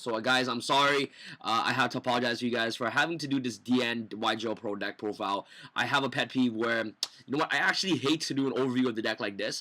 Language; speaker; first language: English; native; English